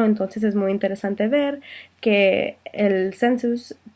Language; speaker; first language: Spanish; early bilingual, heritage; Spanish